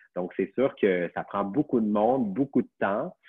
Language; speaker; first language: French; native; French